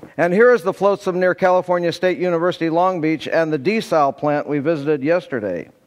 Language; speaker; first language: English; native; English